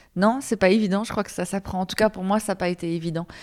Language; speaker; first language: French; native; French